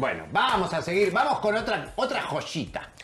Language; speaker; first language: Spanish; native; Spanish